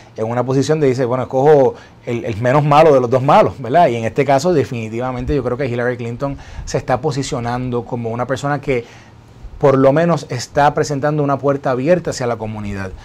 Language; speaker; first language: Spanish; native; Spanish